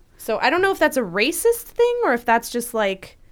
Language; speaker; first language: English; native; English